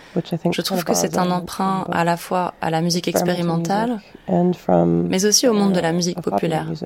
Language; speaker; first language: French; native; French